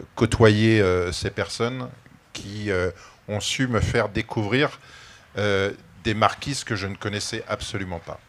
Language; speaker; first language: French; native; French